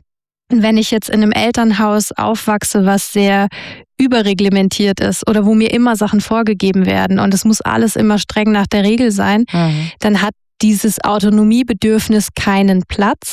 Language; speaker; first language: German; native; German